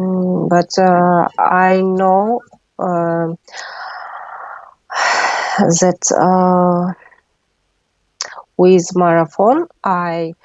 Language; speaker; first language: English; non-native, learner; Russian